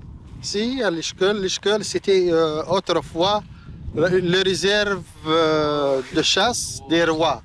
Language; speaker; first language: French; non-native, local second language; Arabic